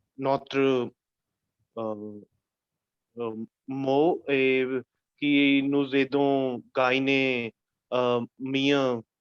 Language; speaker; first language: French; non-native, learner; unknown